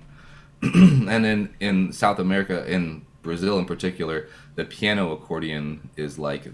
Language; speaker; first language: English; native; English